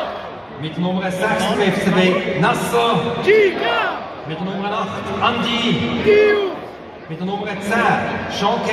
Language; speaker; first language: German; native; German